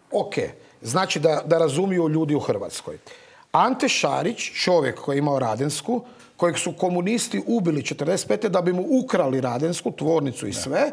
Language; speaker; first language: Croatian; native; Croatian